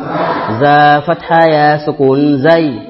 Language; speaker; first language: Arabic; non-native, fluent; Swahili